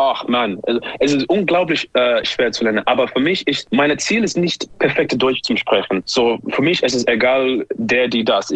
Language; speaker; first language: German; non-native, learner; English